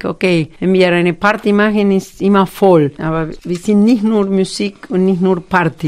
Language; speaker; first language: German; non-native, fluent; Spanish